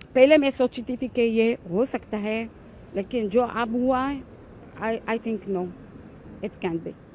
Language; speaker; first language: Hindi; early bilingual, heritage; Hindi